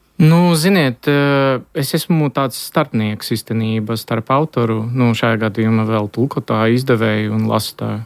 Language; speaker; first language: Latvian; non-native, local second language; Russian